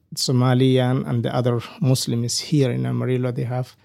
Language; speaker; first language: English; non-native, fluent; Somali